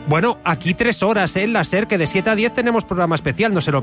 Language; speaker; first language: Spanish; native; Spanish